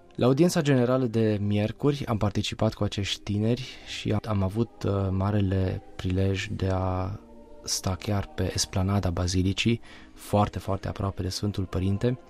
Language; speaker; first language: Romanian; non-native, local second language; Hungarian